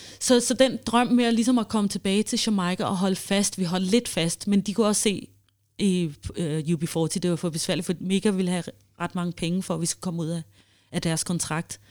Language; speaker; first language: Danish; early bilingual, heritage; Danish